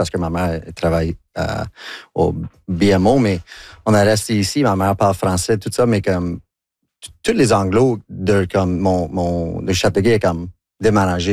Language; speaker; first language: French; non-native, local second language; English